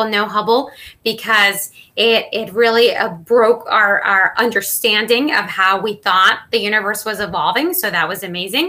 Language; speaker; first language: English; non-native, fluent; Spanish